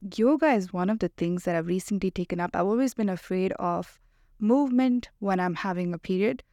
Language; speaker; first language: English; non-native, local second language; Hindi